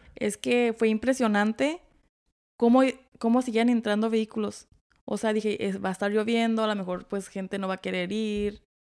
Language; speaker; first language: Spanish; early bilingual, heritage; Spanish